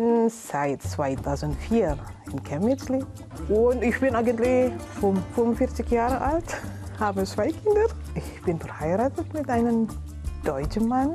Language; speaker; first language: German; non-native, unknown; Indonesian